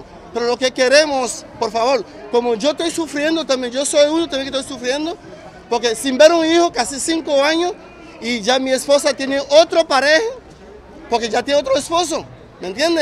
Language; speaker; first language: Spanish; non-native, fluent; Haitian Creole